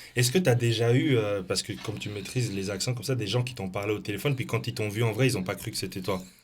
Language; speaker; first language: French; native; French